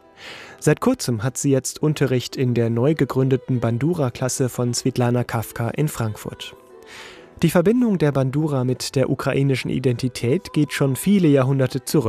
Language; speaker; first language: German; native; German